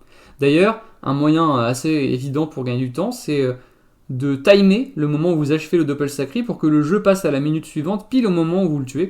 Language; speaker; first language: French; native; French